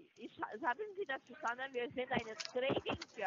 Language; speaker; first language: German; non-native, learner; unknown